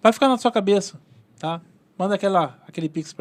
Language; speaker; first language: Portuguese; native; Portuguese